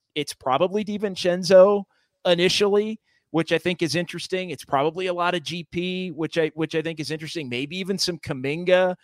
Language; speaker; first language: English; native; English